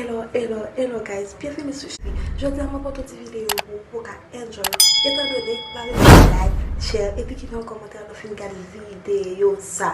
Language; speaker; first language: French; non-native, learner; Haitian Creole